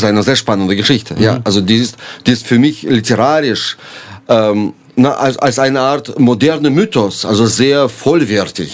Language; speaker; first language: German; non-native, fluent; Russian